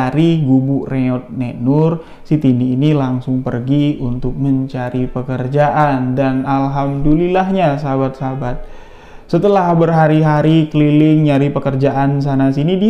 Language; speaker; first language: Indonesian; native; Indonesian